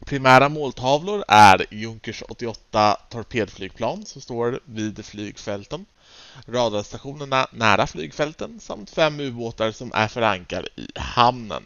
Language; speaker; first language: Swedish; native; Swedish